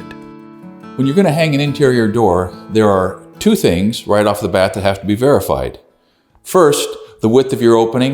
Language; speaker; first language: English; native; English